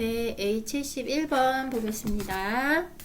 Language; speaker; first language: Korean; native; Korean